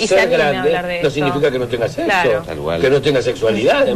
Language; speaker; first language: Spanish; native; Spanish